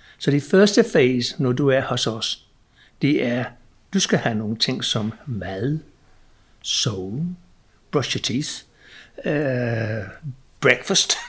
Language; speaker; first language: Danish; non-native, fluent; English